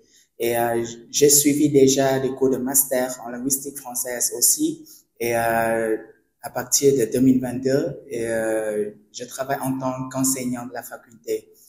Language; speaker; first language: French; non-native, fluent; Vietnamese